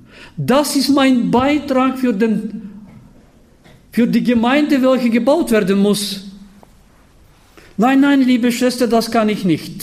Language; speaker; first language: German; non-native, fluent; Bulgarian